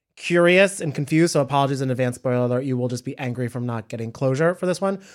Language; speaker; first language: English; native; English